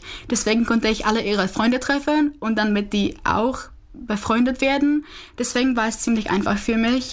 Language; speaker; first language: German; non-native, fluent; Czech